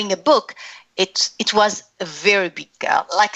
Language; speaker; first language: English; non-native, fluent; Arabic